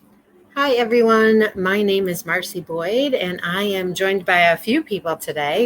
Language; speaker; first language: English; native; English